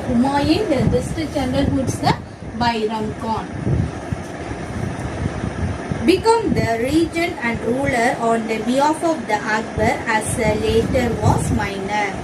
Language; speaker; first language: English; non-native, local second language; Tamil